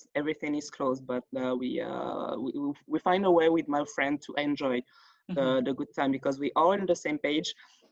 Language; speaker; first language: English; non-native, fluent; French